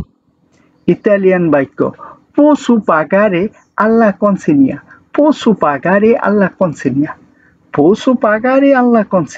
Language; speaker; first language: Italian; non-native, learner; Bangla